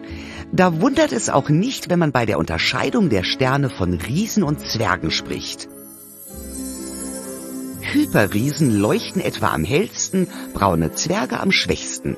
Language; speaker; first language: German; native; German